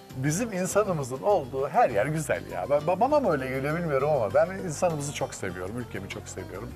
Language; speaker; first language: Turkish; native; Turkish